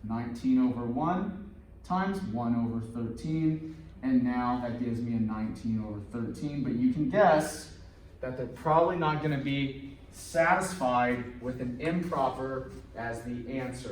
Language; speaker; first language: English; native; English